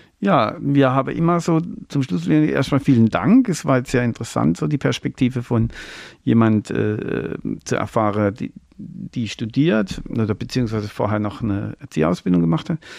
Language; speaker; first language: German; native; German